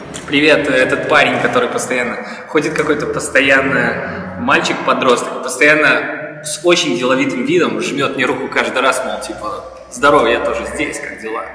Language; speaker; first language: Russian; native; Russian